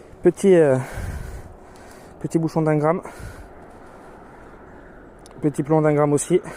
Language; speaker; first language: French; native; French